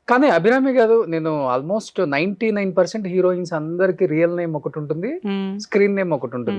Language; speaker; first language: Telugu; native; Telugu